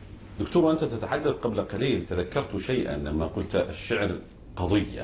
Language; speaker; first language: Arabic; native; Arabic